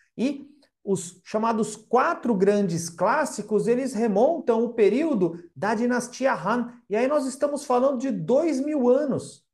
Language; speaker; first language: Portuguese; native; Portuguese